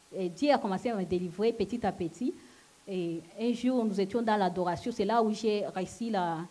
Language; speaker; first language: French; non-native, local second language; Lingala